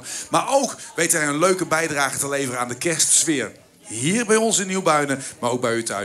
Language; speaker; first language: Dutch; native; Dutch